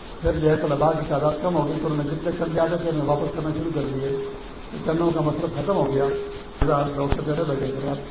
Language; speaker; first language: Urdu; non-native, local second language; Pashto